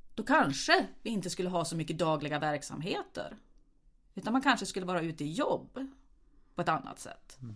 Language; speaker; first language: Swedish; native; Swedish